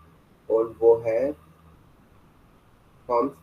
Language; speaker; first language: German; non-native, fluent; Hindi